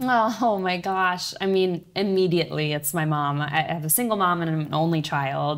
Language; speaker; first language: English; native; English